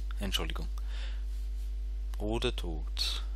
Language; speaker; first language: German; non-native, fluent; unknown